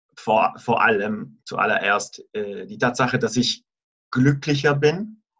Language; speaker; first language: German; non-native, fluent; Italian